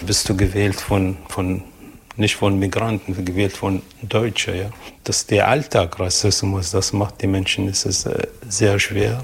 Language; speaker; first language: German; non-native, fluent; Arabic